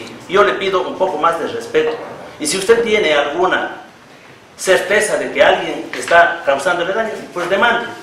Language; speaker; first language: Spanish; native; Spanish